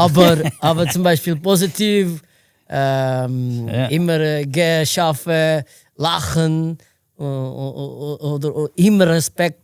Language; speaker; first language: German; non-native, learner; Portuguese